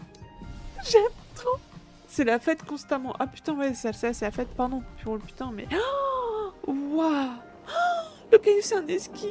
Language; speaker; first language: French; native; French